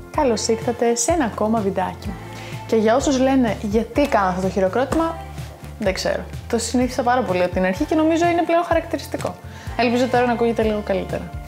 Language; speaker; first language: Greek; early bilingual, heritage; Greek